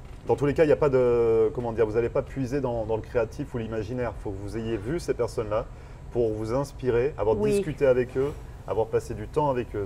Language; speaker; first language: French; native; French